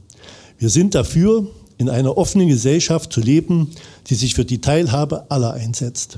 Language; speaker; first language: German; native; German